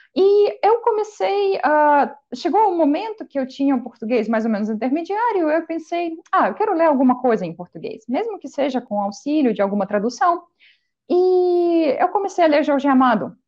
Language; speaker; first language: Portuguese; non-native, fluent; Russian